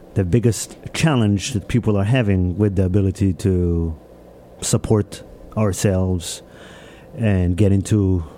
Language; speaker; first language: English; early bilingual, other home language; Hebrew